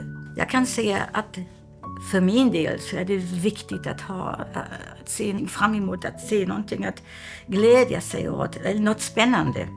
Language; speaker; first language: Swedish; non-native, fluent; German